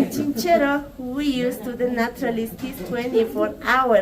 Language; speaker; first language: English; non-native, learner; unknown